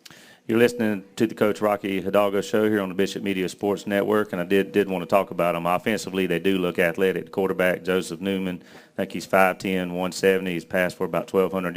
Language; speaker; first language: English; native; English